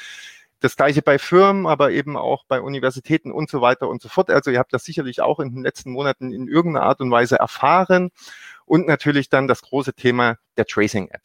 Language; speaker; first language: German; native; German